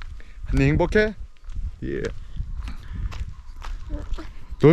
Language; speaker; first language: Korean; non-native, learner; English